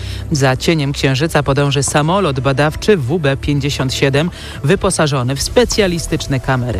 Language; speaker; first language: Polish; native; Polish